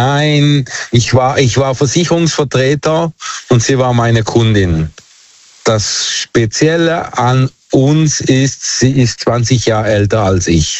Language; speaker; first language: German; early bilingual, other home language; Turkish